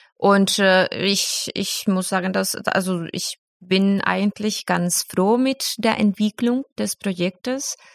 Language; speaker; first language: German; non-native, fluent; Spanish